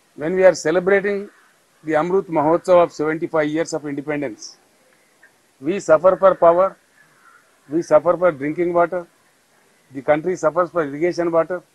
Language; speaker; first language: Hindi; non-native, local second language; Telugu